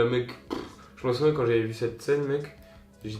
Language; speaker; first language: French; native; French